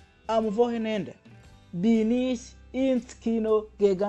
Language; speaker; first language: German; non-native, fluent; Kinyarwanda